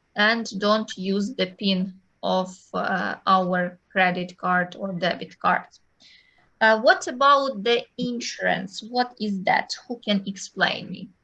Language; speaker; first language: English; non-native, fluent; Ukrainian